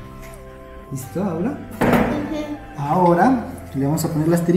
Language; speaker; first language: Spanish; native; Spanish